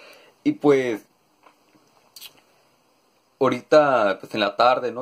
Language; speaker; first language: Spanish; native; Spanish